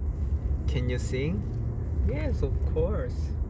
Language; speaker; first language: English; non-native, learner; Korean